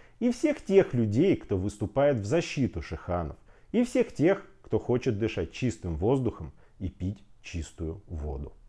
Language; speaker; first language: Russian; native; Russian